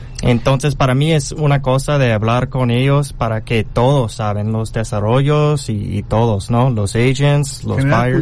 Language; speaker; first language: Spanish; non-native, fluent; English